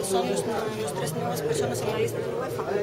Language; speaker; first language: Spanish; non-native, learner; Greek